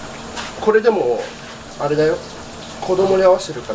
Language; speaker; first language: Japanese; native; Japanese